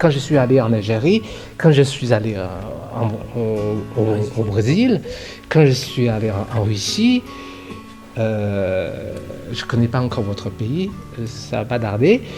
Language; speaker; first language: French; non-native, fluent; Chinese